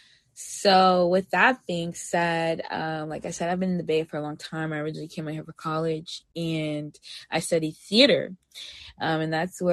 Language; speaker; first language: English; native; English